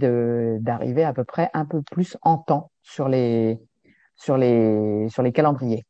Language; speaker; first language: French; native; French